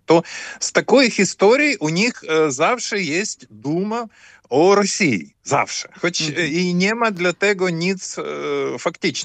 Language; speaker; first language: Polish; non-native, fluent; Ukrainian